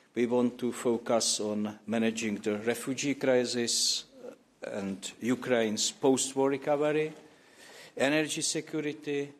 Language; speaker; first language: English; non-native, fluent; Czech